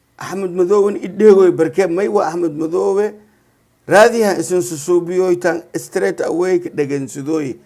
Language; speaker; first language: Somali; non-native, local second language; Maay